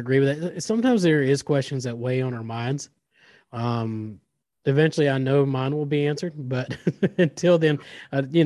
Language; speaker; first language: English; native; English